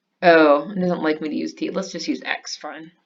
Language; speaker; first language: English; native; English